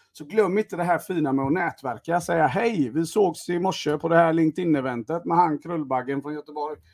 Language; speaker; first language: Swedish; early bilingual, other home language; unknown